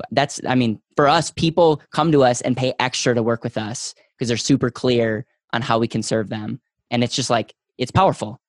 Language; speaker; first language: English; native; English